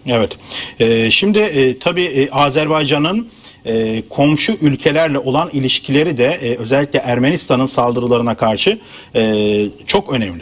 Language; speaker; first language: Turkish; native; Turkish